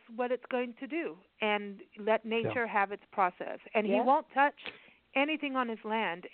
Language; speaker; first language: English; native; English